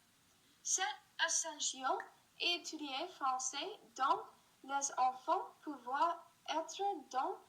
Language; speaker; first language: French; non-native, learner; English